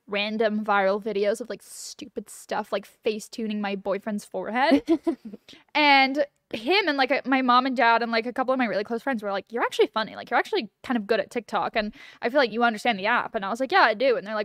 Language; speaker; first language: English; native; English